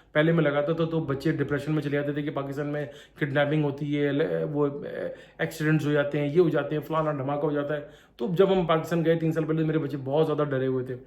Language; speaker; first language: Urdu; native; Urdu